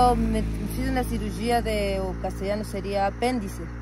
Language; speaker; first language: Portuguese; non-native, learner; Spanish